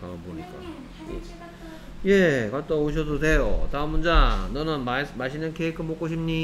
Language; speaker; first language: Korean; native; Korean